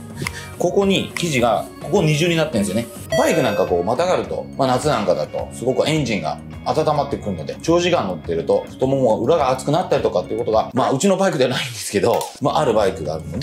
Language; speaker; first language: Japanese; native; Japanese